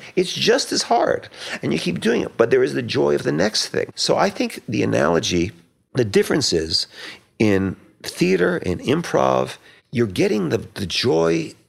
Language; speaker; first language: English; native; English